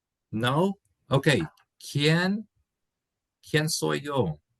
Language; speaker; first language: Spanish; non-native, fluent; English